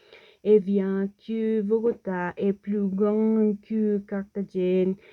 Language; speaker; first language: French; non-native, learner; Spanish